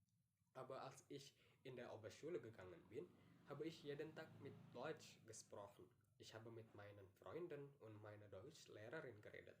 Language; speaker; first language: German; non-native, learner; Indonesian